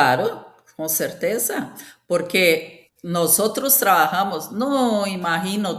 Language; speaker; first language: Spanish; non-native, fluent; Portuguese